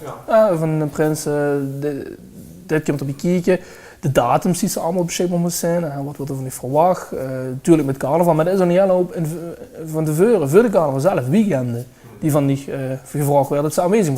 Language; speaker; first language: Dutch; native; Dutch